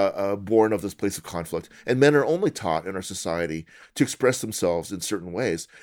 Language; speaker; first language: English; native; English